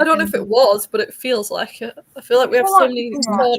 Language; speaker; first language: English; native; English